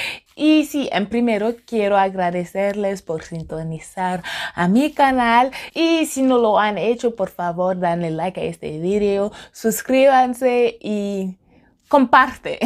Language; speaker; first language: Spanish; non-native, fluent; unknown